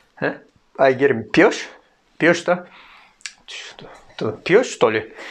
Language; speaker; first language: Russian; non-native, learner; Turkish